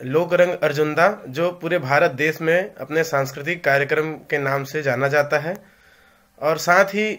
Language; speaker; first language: Hindi; native; Hindi